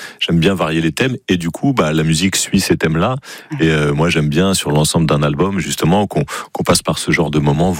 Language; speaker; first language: French; native; French